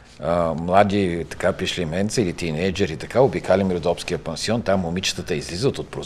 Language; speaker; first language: Bulgarian; native; Bulgarian